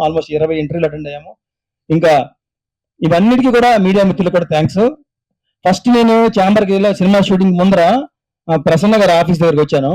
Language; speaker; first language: Telugu; native; Telugu